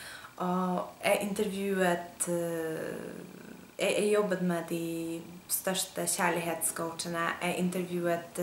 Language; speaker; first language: Norwegian; non-native, fluent; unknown